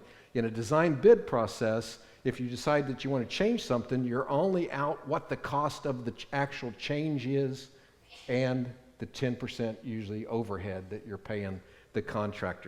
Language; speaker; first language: English; native; English